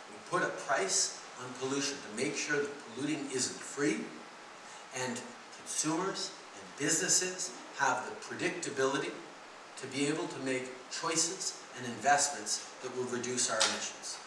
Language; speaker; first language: English; native; English